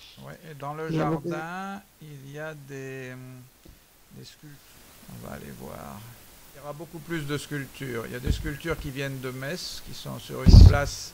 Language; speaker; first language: French; native; French